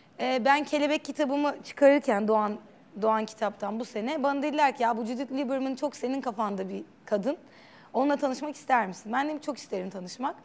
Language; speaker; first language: Turkish; native; Turkish